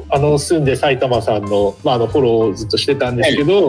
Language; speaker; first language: Japanese; native; Japanese